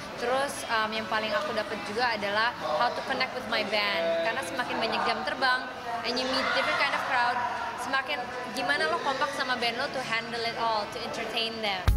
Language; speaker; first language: Indonesian; native; Indonesian